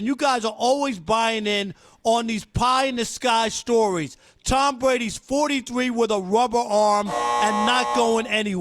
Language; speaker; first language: English; native; English